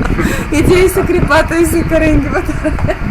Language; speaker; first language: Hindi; non-native, fluent; Russian